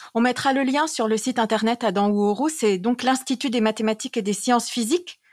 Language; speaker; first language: French; native; French